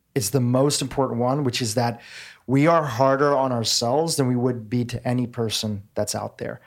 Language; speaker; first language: English; native; English